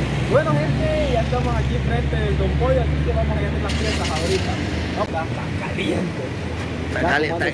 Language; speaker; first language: Spanish; native; Spanish